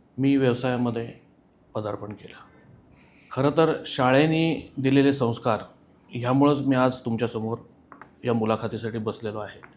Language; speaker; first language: Marathi; native; Marathi